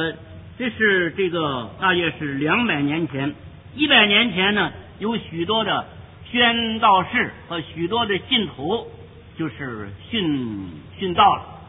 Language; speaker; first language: Chinese; native; Chinese